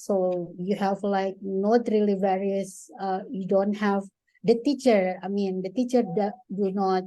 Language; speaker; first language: English; non-native, fluent; Indonesian